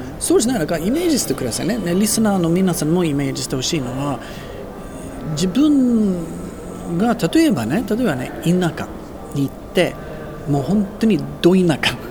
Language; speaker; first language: Japanese; non-native, fluent; Swedish